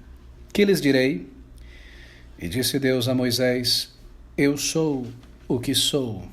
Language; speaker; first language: Portuguese; native; Portuguese